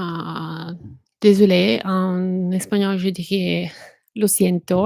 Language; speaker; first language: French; non-native, fluent; Italian